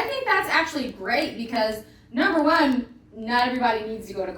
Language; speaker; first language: English; native; English